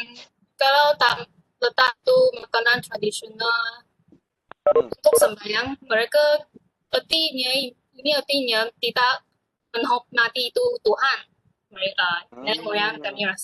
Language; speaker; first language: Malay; non-native, local second language; Chinese